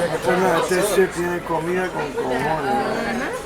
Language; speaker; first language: Spanish; early bilingual, heritage; English